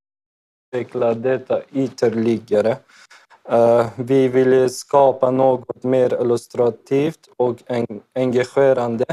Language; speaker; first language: Swedish; non-native, learner; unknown